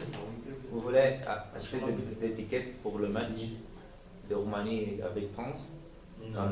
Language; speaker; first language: French; non-native, learner; Romanian